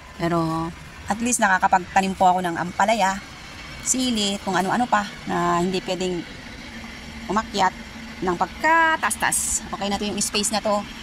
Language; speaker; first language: Filipino; non-native, local second language; Iloko